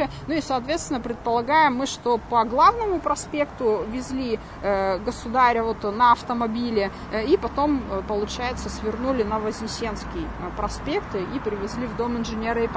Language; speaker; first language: Russian; native; Russian